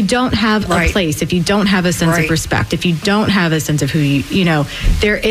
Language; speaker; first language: English; native; English